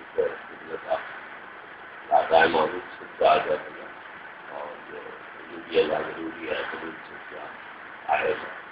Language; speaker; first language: Urdu; non-native, local second language; Punjabi